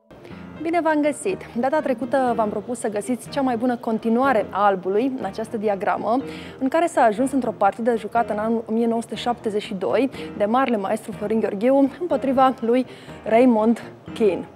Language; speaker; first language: Romanian; native; Romanian